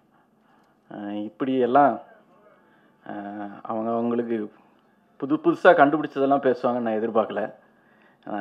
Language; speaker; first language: Tamil; native; Tamil